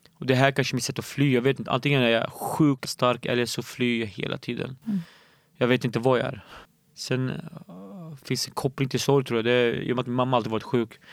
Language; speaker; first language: Swedish; early bilingual, other home language; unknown